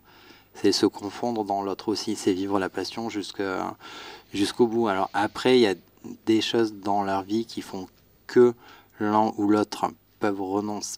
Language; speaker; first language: French; native; French